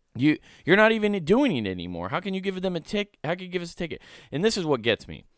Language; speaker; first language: English; native; English